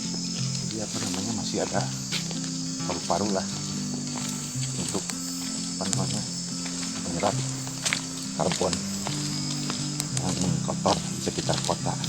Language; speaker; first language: Indonesian; native; Indonesian